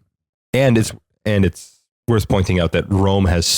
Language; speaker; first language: English; native; English